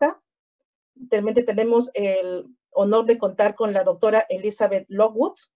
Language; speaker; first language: Spanish; native; Spanish